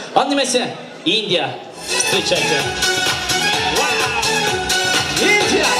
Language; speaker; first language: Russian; non-native, local second language; Kyrgyz